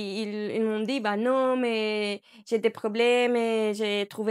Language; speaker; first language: French; non-native, learner; Spanish